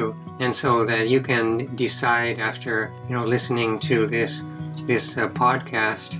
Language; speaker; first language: English; native; English